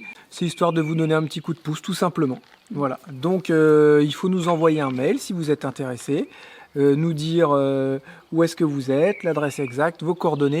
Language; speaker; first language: French; native; French